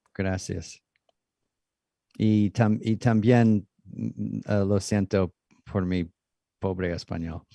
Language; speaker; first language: Spanish; non-native, learner; English